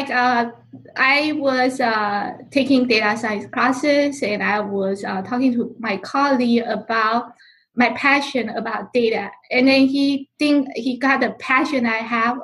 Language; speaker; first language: English; non-native, fluent; Chinese